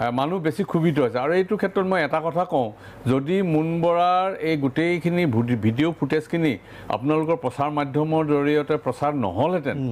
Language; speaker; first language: Assamese; native; Assamese